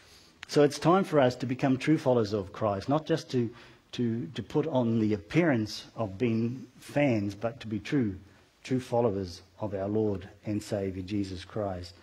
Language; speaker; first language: English; native; English